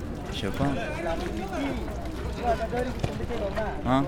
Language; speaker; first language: French; non-native, learner; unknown